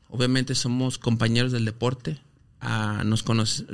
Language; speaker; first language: Spanish; native; Spanish